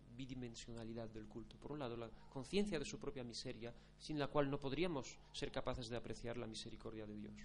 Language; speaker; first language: Spanish; non-native, fluent; Polish